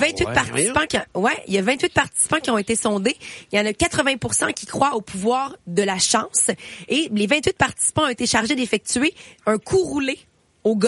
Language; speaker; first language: French; native; French